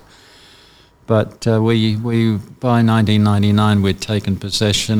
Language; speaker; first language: English; native; English